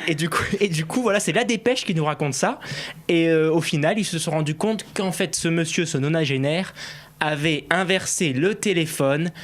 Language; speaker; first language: French; native; French